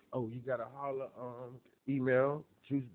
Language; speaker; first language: English; native; English